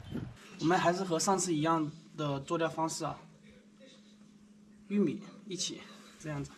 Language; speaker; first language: Chinese; native; Chinese